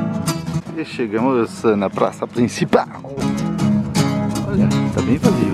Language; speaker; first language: Portuguese; non-native, fluent; French